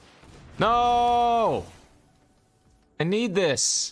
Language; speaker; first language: English; native; English